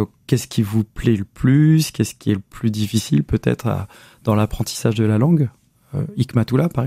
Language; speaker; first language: French; native; French